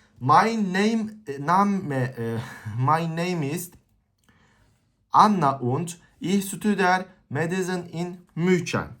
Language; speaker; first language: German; non-native, learner; Turkish